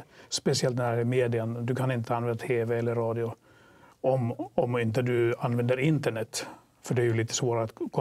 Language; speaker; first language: Swedish; non-native, fluent; Finnish